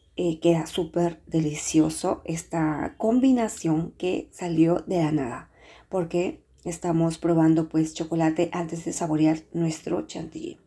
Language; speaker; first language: Spanish; native; Spanish